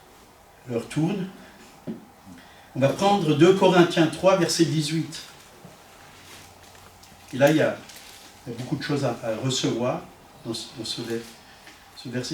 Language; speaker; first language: French; native; French